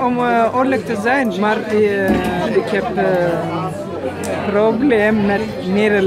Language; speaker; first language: Dutch; non-native, learner; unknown